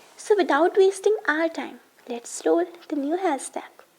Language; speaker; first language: English; non-native, local second language; Hindi